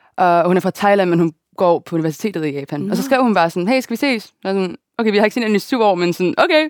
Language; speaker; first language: Danish; early bilingual, other home language; Japanese